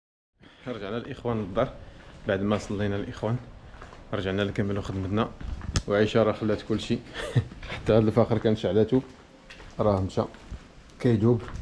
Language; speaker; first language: Arabic; native; Arabic